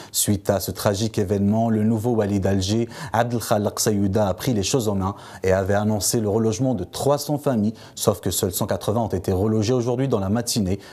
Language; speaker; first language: French; non-native, local second language; Arabic